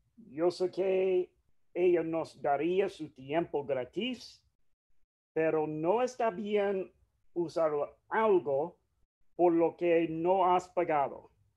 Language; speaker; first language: Spanish; non-native, fluent; English